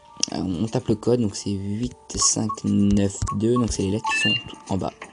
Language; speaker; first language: French; native; French